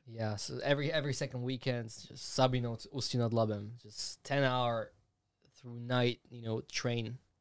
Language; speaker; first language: English; non-native, fluent; Slovak